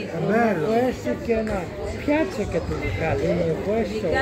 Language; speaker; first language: Italian; non-native, learner; Filipino